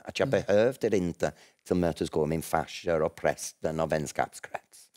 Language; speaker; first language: Swedish; non-native, fluent; English